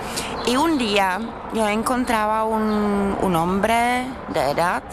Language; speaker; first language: Spanish; non-native, fluent; Czech